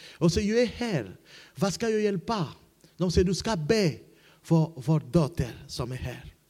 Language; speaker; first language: Swedish; non-native, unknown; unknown